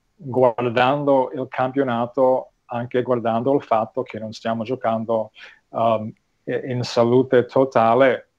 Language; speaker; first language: Italian; non-native, fluent; English